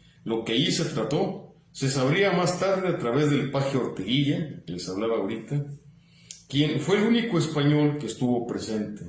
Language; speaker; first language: Spanish; native; Spanish